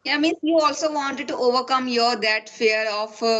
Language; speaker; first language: English; non-native, fluent; Hindi